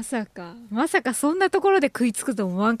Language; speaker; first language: Japanese; native; Japanese